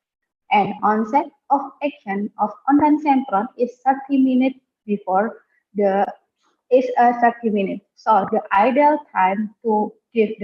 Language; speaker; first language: English; non-native, learner; Indonesian